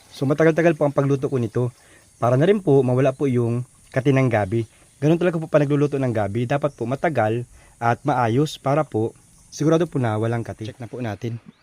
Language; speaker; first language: Filipino; native; Filipino